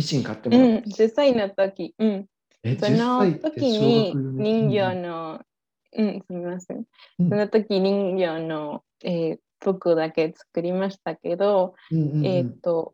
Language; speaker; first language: Japanese; non-native, learner; Spanish